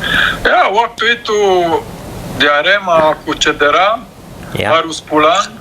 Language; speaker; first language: Indonesian; non-native, learner; Romanian